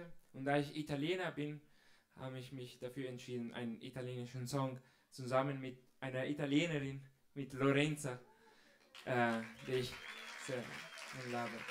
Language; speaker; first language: German; non-native, fluent; Italian